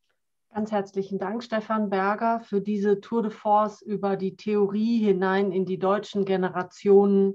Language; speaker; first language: German; native; German